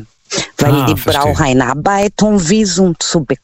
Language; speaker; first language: German; non-native, learner; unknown